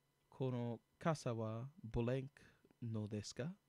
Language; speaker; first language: Japanese; non-native, learner; English